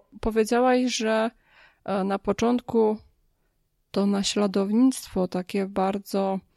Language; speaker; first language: Polish; native; Polish